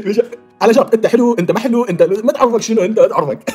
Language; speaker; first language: Arabic; native; Arabic